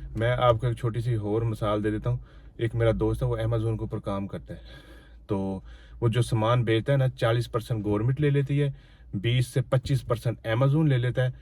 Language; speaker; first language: Urdu; non-native, local second language; Punjabi